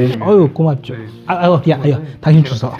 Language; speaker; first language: Korean; native; Korean